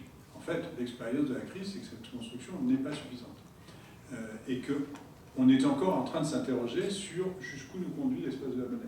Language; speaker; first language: French; native; French